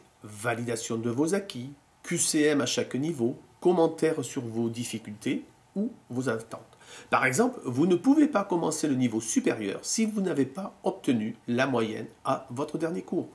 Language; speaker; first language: French; native; French